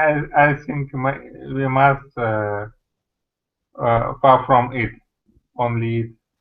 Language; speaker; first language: English; non-native, learner; Russian